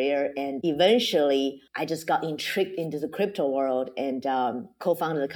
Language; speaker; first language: English; non-native, fluent; Chinese